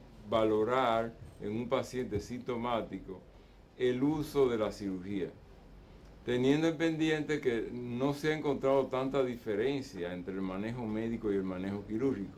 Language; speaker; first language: Spanish; native; Spanish